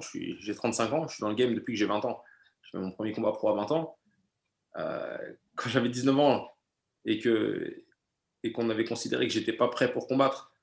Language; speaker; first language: French; native; French